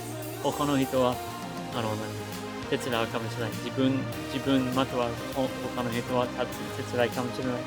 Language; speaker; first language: Japanese; non-native, learner; English